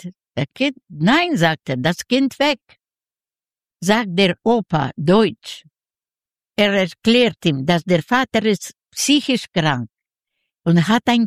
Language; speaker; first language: German; non-native, learner; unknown